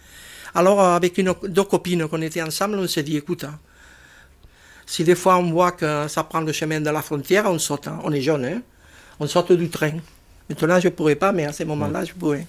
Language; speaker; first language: French; non-native, fluent; Catalan